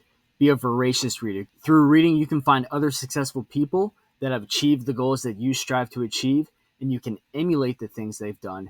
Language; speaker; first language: English; native; English